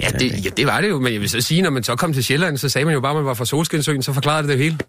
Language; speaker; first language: Danish; early bilingual, other home language; Spanish